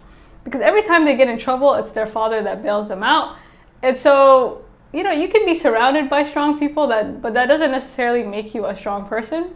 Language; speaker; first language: English; native; English